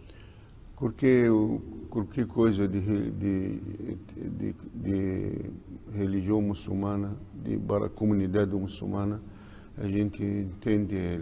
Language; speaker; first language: Portuguese; non-native, learner; Arabic